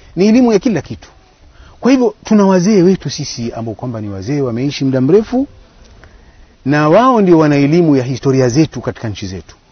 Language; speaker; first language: Swahili; native; Swahili